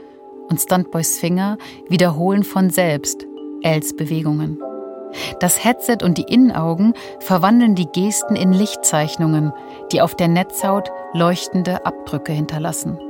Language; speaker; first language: German; native; German